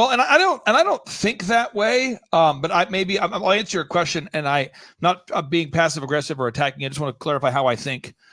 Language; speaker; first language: English; native; English